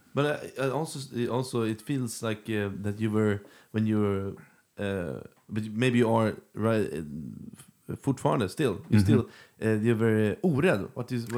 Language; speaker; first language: English; non-native, fluent; Swedish